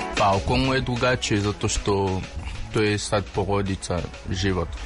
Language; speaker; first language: Serbian; non-native, learner; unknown